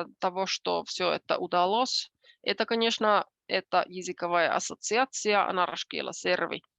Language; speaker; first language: Russian; non-native, fluent; Finnish